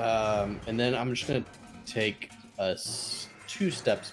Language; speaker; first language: English; native; English